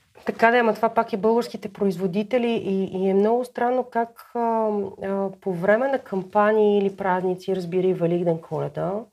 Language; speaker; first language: Bulgarian; native; Bulgarian